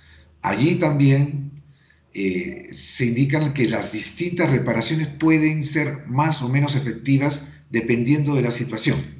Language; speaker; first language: Spanish; native; Spanish